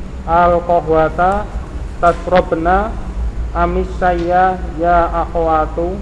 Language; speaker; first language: Arabic; non-native, learner; Indonesian